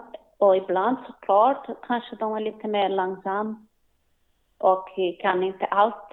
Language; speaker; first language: Swedish; non-native, learner; Portuguese